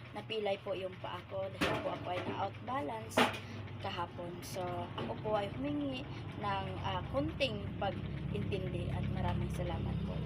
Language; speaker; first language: Filipino; non-native, local second language; Cebuano